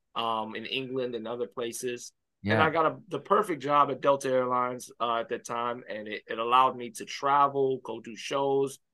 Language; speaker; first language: English; native; English